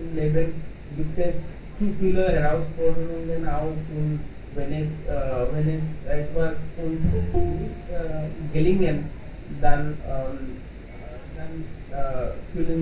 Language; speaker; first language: German; non-native, learner; Hindi